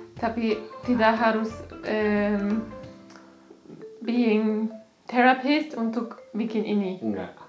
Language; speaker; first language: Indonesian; non-native, learner; German